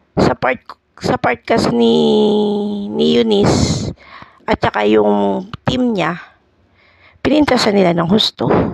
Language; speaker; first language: Filipino; non-native, local second language; Hiligaynon